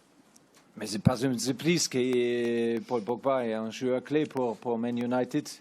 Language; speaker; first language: French; non-native, learner; German